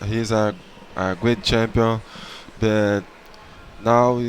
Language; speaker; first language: English; non-native, learner; Portuguese